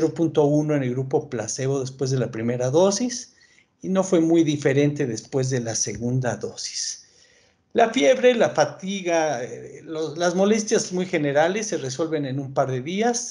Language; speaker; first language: Spanish; native; Spanish